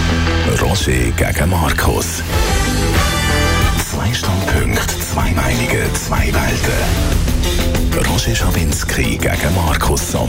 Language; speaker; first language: German; native; German